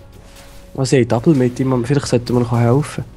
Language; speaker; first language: German; native; German